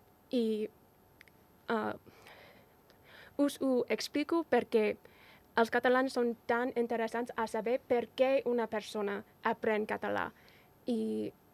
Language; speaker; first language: Catalan; non-native, learner; English